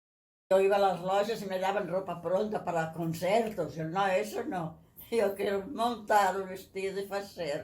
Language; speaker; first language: Portuguese; non-native, learner; Catalan